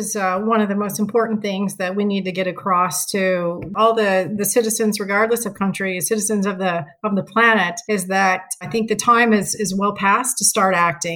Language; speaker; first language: English; native; English